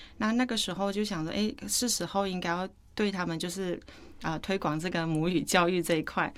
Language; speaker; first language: Chinese; non-native, fluent; Thai